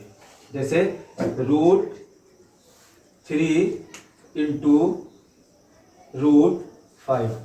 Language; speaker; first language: Hindi; native; Hindi